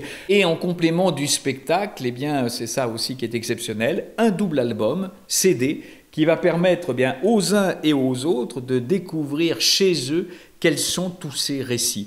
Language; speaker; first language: French; native; French